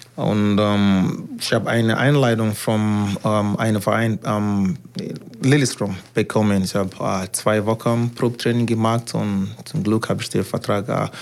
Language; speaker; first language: German; non-native, learner; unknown